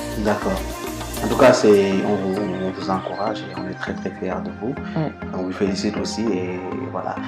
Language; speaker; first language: French; non-native, local second language; Wolof